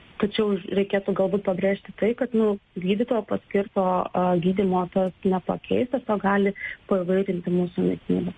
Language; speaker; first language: Lithuanian; native; Lithuanian